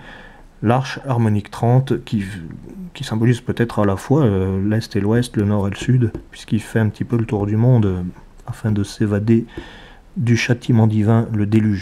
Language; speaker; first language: French; native; French